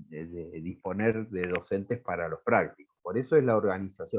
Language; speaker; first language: Spanish; native; Spanish